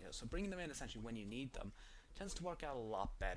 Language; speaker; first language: English; native; English